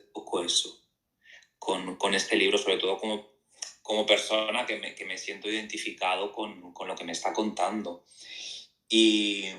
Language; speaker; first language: Spanish; native; Spanish